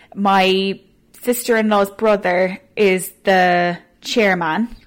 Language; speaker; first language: English; native; English